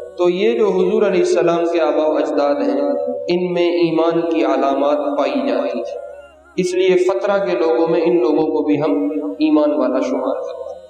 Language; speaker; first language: Urdu; non-native, local second language; Punjabi